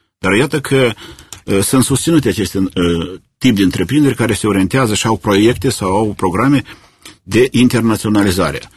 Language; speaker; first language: Romanian; native; Romanian